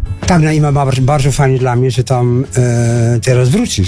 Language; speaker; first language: Polish; non-native, fluent; Dutch